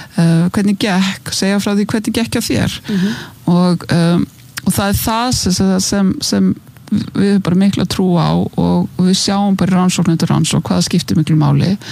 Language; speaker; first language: Icelandic; native; Icelandic